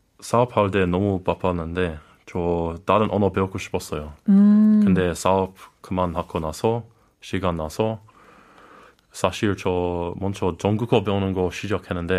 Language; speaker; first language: Korean; non-native, learner; English